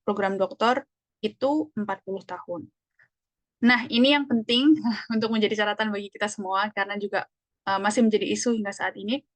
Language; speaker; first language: Indonesian; native; Indonesian